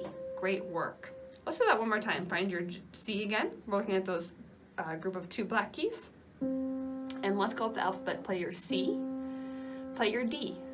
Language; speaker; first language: English; native; English